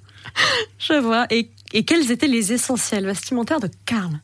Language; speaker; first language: French; native; French